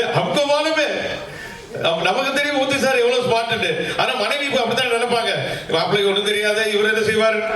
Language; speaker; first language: Tamil; native; Tamil